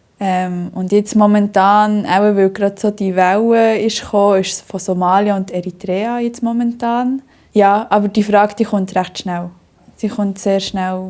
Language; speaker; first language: German; early bilingual, other home language; Spanish